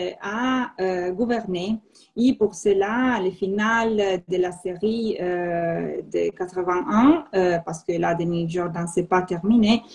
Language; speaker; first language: French; non-native, learner; Italian